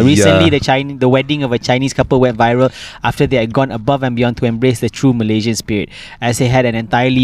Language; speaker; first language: English; non-native, local second language; Malay